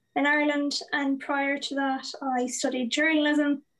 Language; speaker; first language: English; native; English